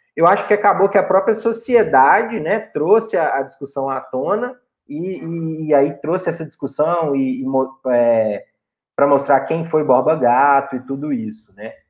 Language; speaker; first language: Portuguese; native; Portuguese